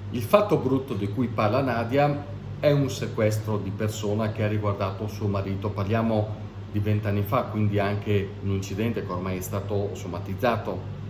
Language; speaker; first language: Italian; native; Italian